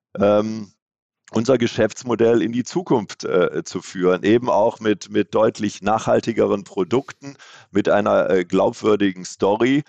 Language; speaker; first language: German; native; German